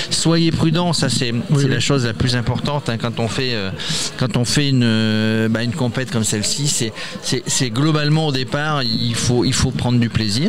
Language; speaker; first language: French; native; French